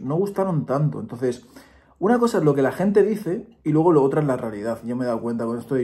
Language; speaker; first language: Spanish; native; Spanish